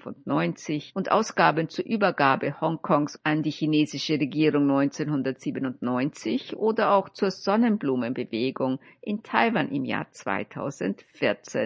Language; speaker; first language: German; native; German